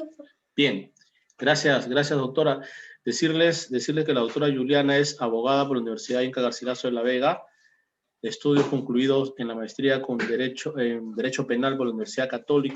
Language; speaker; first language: Spanish; native; Spanish